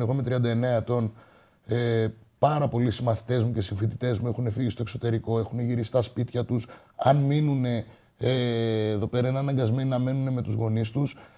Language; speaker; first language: Greek; native; Greek